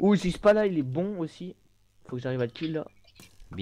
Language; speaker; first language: French; native; French